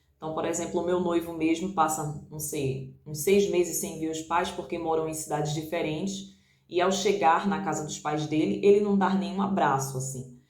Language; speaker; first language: Portuguese; native; Portuguese